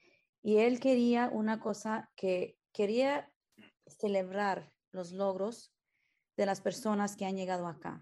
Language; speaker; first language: Spanish; early bilingual, heritage; Spanish